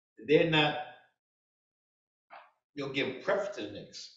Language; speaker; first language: English; native; English